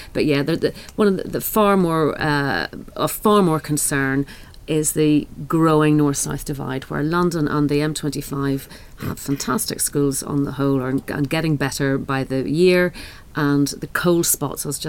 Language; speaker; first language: English; native; English